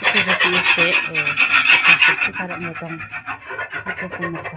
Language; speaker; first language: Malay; non-native, local second language; Javanese